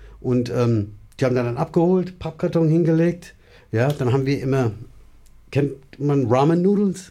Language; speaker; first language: German; native; German